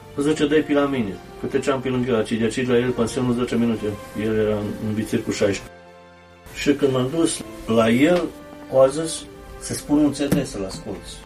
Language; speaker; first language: Romanian; native; Romanian